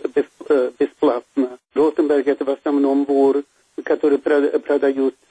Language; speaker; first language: Russian; non-native, fluent; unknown